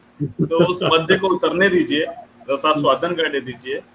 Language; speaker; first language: Hindi; native; Hindi